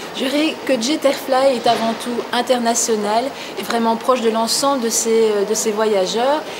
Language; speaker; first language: French; native; French